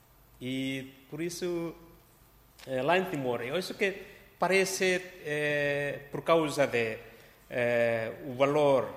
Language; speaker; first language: Portuguese; non-native, local second language; Tetum